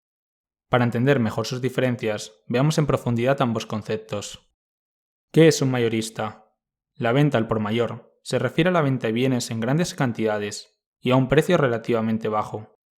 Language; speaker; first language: Spanish; native; Spanish